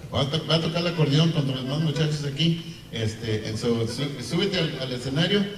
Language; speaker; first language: Spanish; early bilingual, heritage; Spanish